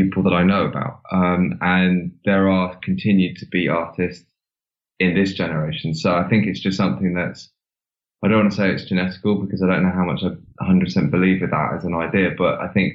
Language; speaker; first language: English; native; English